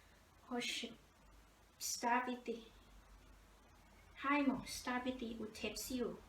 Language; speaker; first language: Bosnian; early bilingual, heritage; Bosnian